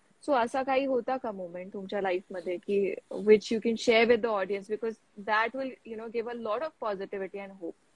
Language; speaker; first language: English; non-native, local second language; Marathi